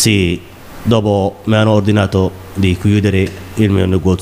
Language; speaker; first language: Italian; non-native, learner; Somali